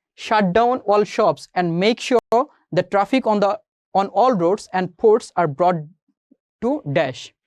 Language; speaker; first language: English; non-native, local second language; Bangla